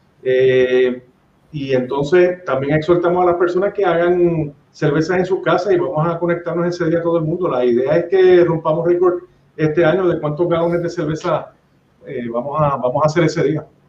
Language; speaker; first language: Spanish; native; Spanish